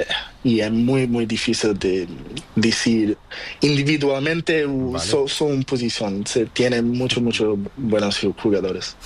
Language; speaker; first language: Spanish; non-native, learner; Portuguese